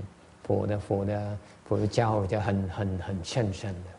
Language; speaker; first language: Chinese; non-native, learner; Vietnamese